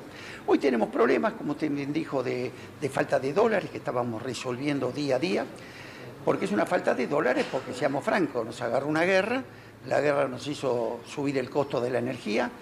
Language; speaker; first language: Spanish; native; Spanish